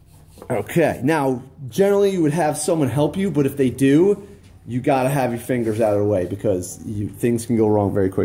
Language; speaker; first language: English; native; English